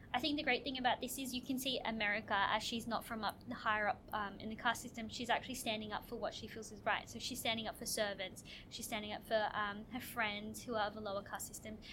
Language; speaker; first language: English; native; English